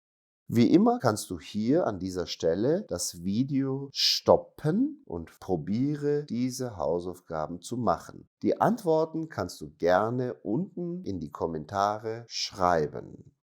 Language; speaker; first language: German; non-native, fluent; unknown